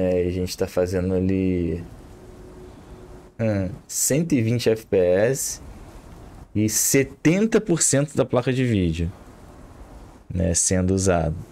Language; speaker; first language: Portuguese; native; Portuguese